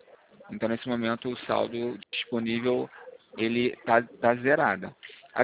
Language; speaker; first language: Portuguese; native; Portuguese